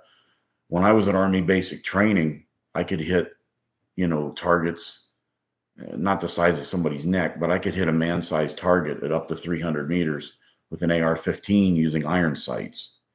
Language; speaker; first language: English; native; English